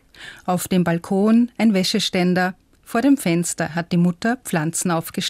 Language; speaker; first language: German; native; German